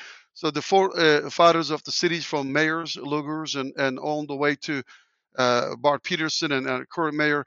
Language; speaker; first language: English; non-native, fluent; Turkish